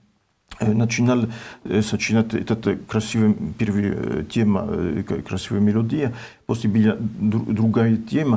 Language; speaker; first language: Russian; non-native, learner; French